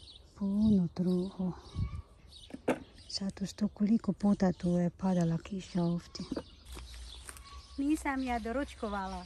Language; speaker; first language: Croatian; non-native, learner; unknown